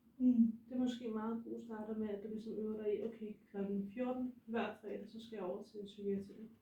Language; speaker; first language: Danish; native; Danish